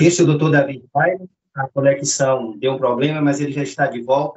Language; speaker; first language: Portuguese; native; Portuguese